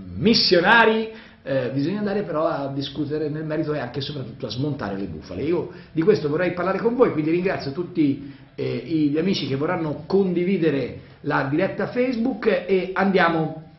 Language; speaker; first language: Italian; native; Italian